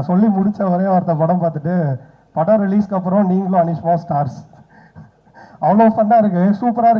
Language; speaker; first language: Tamil; native; Tamil